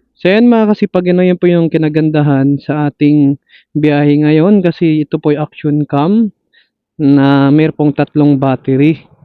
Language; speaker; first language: Filipino; non-native, local second language; Cebuano